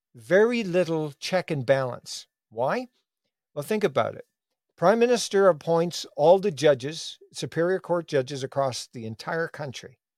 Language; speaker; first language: English; native; English